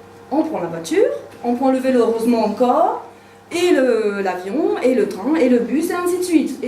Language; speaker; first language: French; native; French